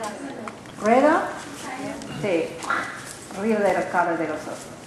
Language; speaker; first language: Spanish; non-native, learner; English